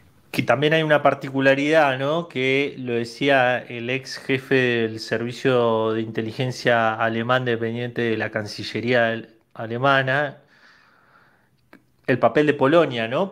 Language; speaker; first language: Spanish; native; Spanish